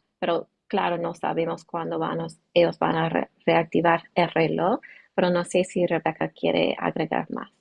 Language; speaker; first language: Spanish; non-native, learner; English